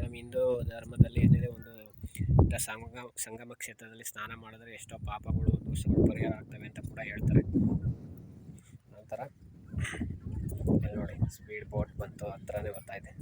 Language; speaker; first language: Kannada; native; Kannada